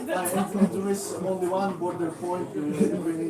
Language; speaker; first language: English; non-native, learner; Russian